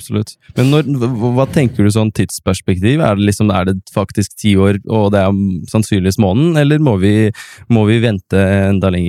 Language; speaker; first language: Norwegian; native; Norwegian